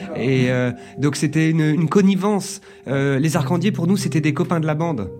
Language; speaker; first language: French; native; French